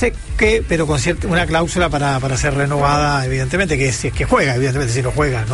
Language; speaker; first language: Spanish; native; Spanish